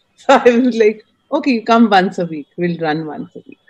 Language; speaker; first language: English; non-native, local second language; Hindi